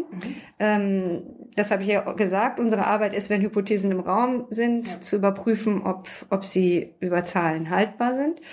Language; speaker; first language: German; early bilingual, other home language; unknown